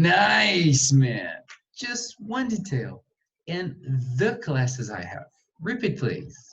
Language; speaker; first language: English; non-native, fluent; Portuguese